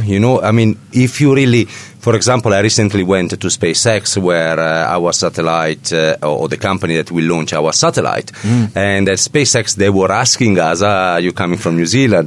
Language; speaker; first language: English; non-native, fluent; Italian